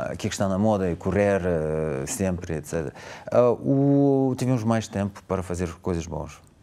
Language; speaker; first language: Portuguese; non-native, learner; Russian